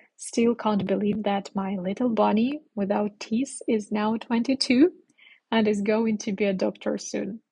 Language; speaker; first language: English; non-native, fluent; Ukrainian